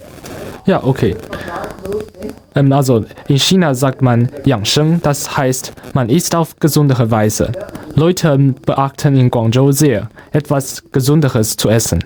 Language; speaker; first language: German; non-native, learner; Chinese